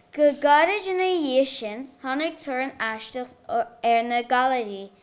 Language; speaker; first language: Irish; native; Irish